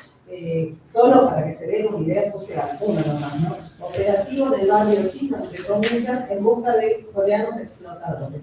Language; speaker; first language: Spanish; native; Spanish